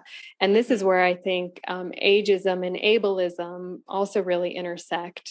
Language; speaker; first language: English; native; English